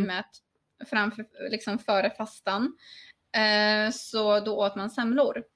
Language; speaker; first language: Swedish; non-native, fluent; Polish